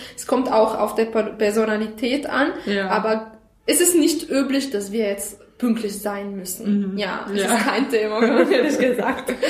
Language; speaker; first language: German; non-native, fluent; Arabic